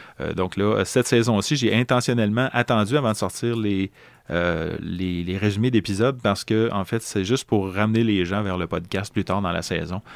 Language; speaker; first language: French; native; French